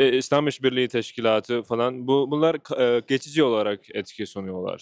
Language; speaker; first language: Turkish; non-native, fluent; Urdu